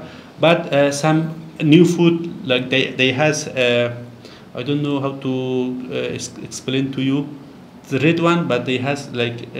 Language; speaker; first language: English; non-native, learner; Persian